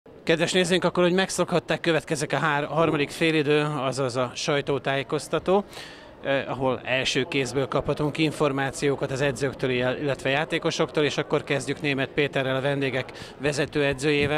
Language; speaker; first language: Hungarian; native; Hungarian